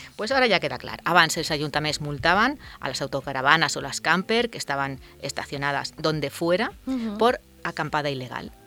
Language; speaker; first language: Catalan; non-native, local second language; Spanish